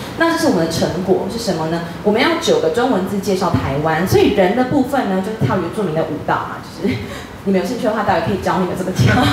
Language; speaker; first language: Chinese; native; Chinese